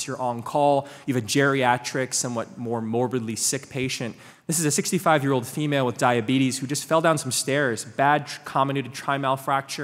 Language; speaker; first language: English; native; English